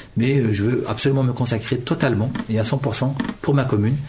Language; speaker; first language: French; early bilingual, other home language; Turkish